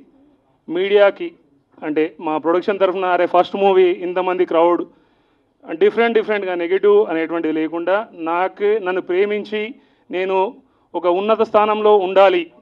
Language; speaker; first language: Telugu; native; Telugu